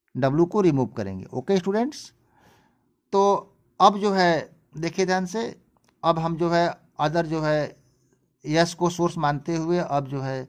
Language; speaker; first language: Hindi; native; Hindi